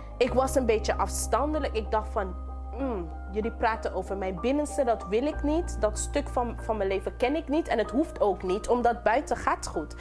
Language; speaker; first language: Dutch; non-native, local second language; English